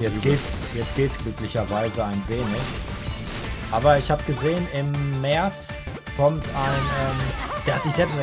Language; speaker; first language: German; native; German